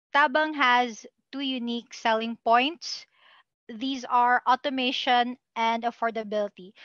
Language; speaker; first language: English; non-native, local second language; Cebuano